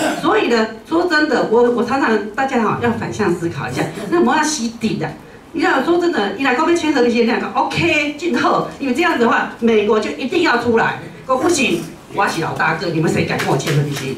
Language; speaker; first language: Chinese; non-native, local second language; Min Nan Chinese